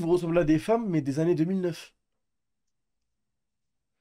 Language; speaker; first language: French; native; French